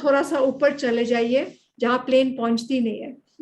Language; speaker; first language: Hindi; native; Hindi